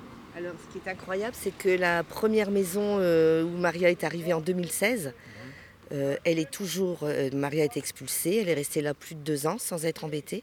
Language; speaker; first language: French; native; French